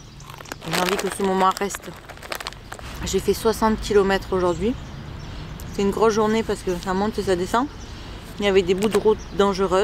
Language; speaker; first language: French; native; French